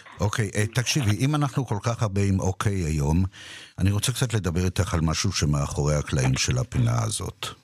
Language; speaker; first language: Hebrew; native; Hebrew